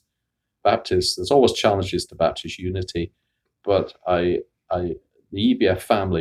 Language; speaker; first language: English; native; English